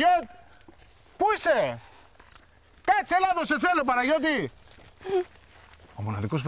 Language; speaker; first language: Greek; native; Greek